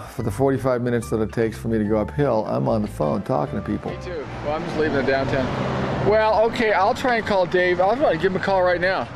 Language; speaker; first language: English; native; English